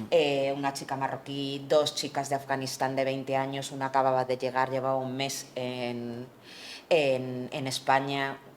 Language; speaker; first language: Spanish; native; Spanish